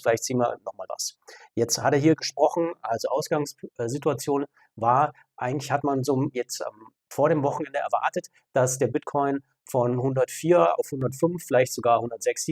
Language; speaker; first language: German; native; German